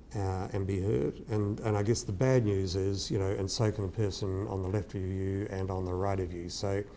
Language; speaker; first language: English; native; English